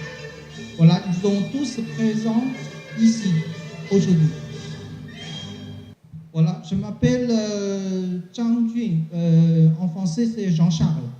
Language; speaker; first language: French; non-native, learner; Chinese